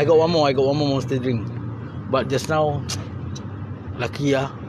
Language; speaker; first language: English; non-native, local second language; Malay